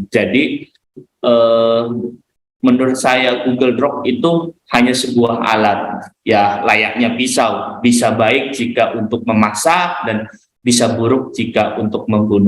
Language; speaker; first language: Indonesian; native; Indonesian